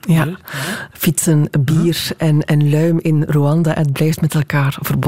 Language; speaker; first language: Dutch; native; Dutch